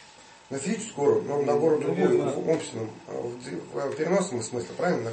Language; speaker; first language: Russian; native; Russian